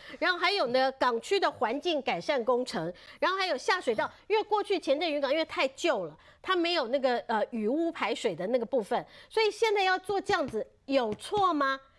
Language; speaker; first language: Chinese; native; Chinese